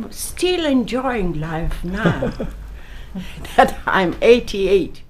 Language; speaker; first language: English; non-native, fluent; Italian